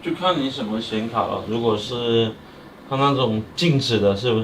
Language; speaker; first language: Chinese; native; Chinese